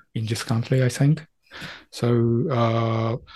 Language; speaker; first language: English; non-native, fluent; Japanese